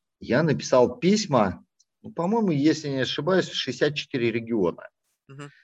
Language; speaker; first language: Russian; native; Russian